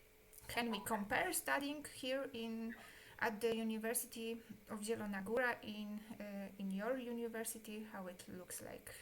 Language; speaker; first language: English; non-native, learner; Polish